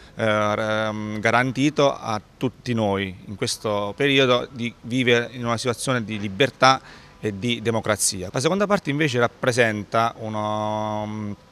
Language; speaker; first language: Italian; native; Italian